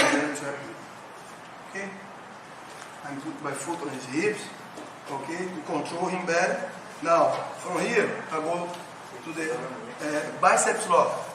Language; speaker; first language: English; non-native, learner; Portuguese